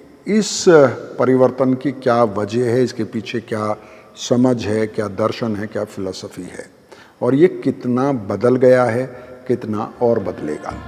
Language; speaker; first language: Hindi; native; Hindi